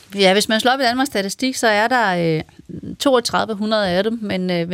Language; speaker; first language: Danish; native; Danish